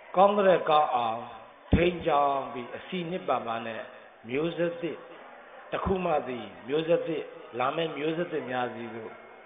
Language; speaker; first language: Burmese; non-native, local second language; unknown